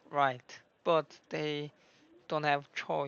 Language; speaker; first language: English; non-native, learner; Korean